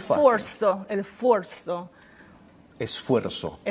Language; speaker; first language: Spanish; native; Spanish